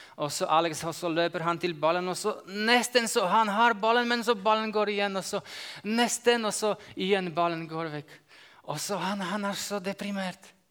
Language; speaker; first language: Norwegian; non-native, fluent; Slovak